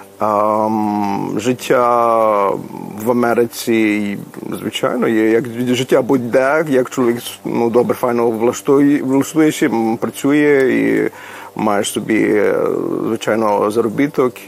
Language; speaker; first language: Ukrainian; early bilingual, heritage; Ukrainian